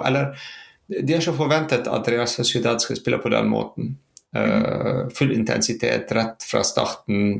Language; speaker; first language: Norwegian; non-native, fluent; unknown